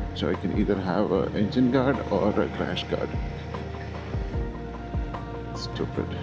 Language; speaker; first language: English; non-native, local second language; Malayalam